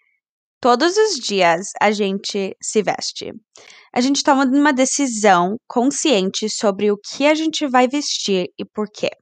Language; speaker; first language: Portuguese; early bilingual, heritage; Portuguese